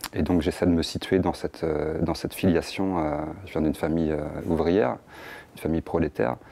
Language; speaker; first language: French; native; French